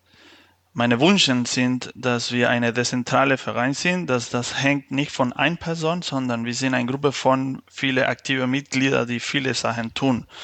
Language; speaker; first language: German; non-native, fluent; Spanish